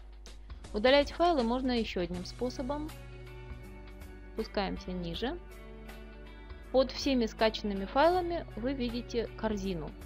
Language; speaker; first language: Russian; native; Russian